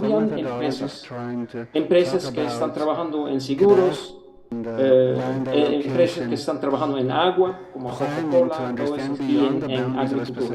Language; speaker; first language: Spanish; non-native, fluent; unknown